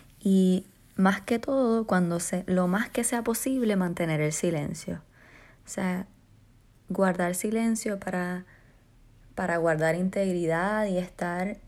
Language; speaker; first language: Spanish; native; Spanish